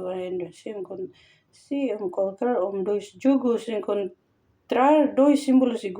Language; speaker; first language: Portuguese; non-native, learner; Filipino